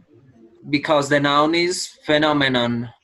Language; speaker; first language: English; non-native, learner; Spanish